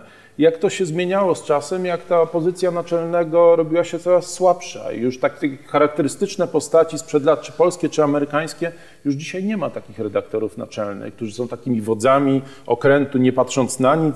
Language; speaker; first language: Polish; native; Polish